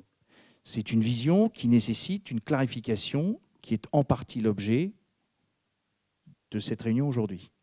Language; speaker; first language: French; native; French